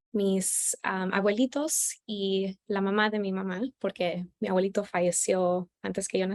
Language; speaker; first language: Spanish; early bilingual, heritage; Spanish